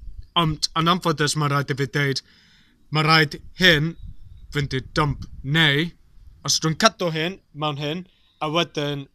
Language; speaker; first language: Welsh; non-native, learner; English